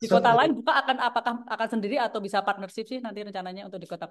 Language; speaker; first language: Indonesian; native; Indonesian